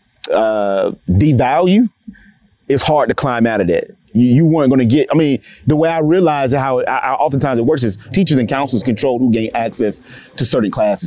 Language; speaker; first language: English; native; English